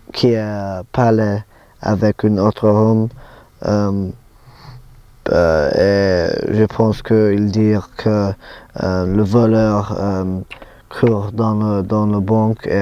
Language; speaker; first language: French; non-native, learner; English